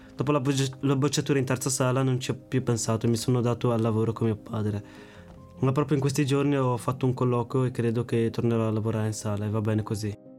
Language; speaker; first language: Italian; early bilingual, other home language; Arabic